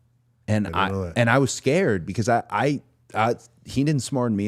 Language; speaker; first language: English; native; English